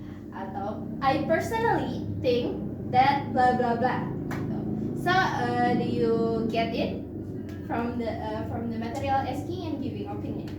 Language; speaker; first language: English; non-native, fluent; Indonesian